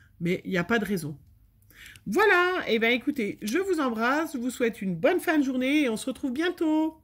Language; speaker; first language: French; native; French